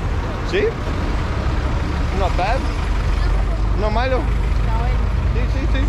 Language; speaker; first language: Spanish; non-native, learner; English